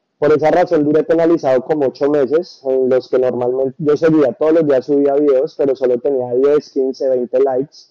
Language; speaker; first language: Spanish; native; Spanish